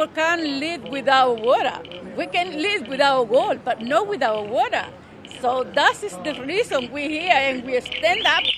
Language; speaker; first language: English; non-native, learner; Spanish